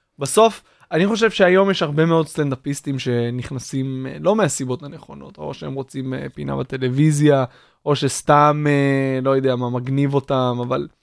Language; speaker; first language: Hebrew; native; Hebrew